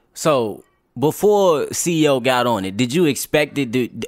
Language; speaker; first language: English; native; English